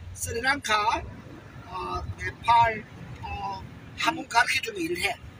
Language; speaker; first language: Korean; non-native, learner; Nepali